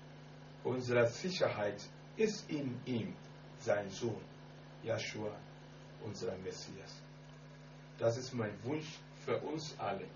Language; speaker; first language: German; non-native, learner; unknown